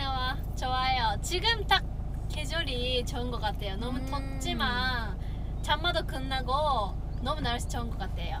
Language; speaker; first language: Korean; non-native, fluent; Japanese